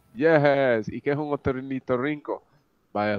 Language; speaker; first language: Spanish; native; Spanish